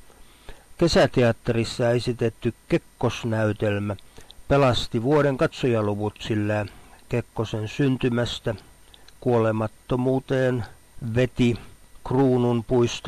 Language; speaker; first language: Finnish; native; Finnish